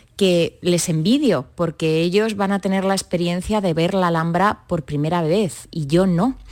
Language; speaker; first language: Spanish; native; Spanish